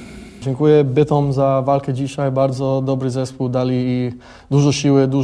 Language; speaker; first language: Polish; early bilingual, heritage; English